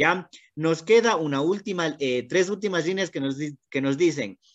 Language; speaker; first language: Spanish; native; Spanish